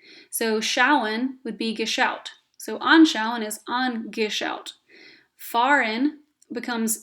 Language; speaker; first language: German; non-native, fluent; English